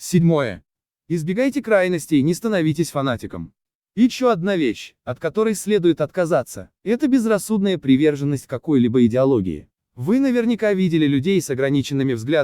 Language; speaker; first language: Russian; native; Russian